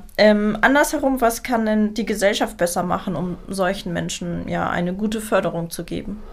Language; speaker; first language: German; native; German